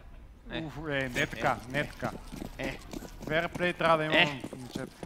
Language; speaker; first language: Bulgarian; native; Bulgarian